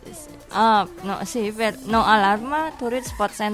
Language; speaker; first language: Catalan; non-native, learner; Indonesian